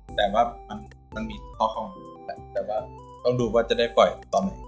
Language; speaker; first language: Thai; native; Thai